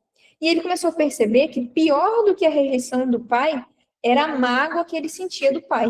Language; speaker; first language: Portuguese; native; Portuguese